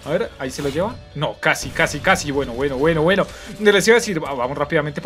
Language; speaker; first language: Spanish; native; Spanish